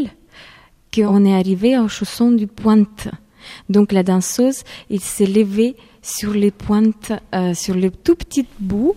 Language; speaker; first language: French; non-native, fluent; Ukrainian